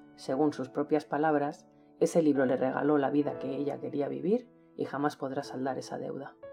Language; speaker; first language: Spanish; native; Spanish